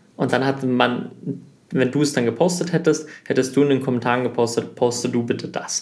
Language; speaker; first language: German; early bilingual, heritage; German